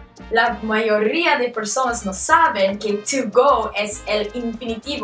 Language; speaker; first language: Spanish; non-native, learner; English